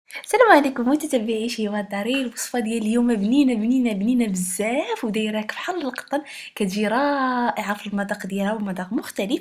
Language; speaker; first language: Arabic; native; Arabic